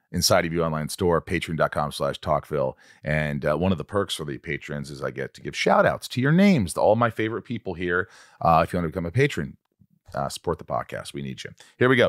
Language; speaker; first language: English; native; English